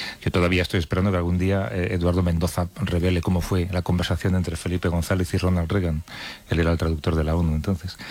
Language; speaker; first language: Spanish; native; Spanish